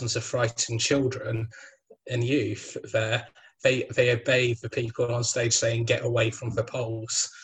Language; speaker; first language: English; native; English